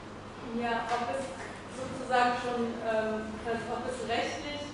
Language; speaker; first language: German; native; German